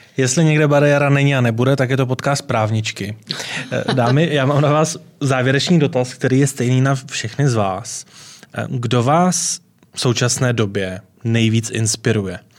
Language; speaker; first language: Czech; native; Czech